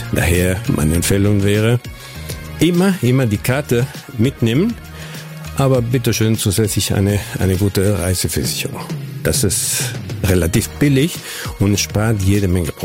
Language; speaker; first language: German; non-native, fluent; Spanish